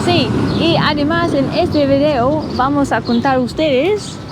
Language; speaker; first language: Spanish; non-native, learner; English